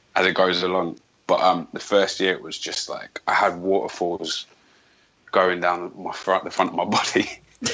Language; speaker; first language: English; native; English